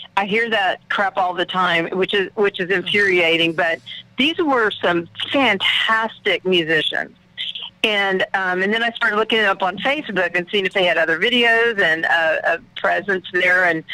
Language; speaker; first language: English; native; English